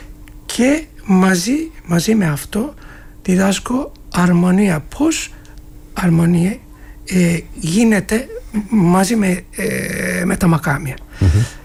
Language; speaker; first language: Greek; non-native, learner; Turkish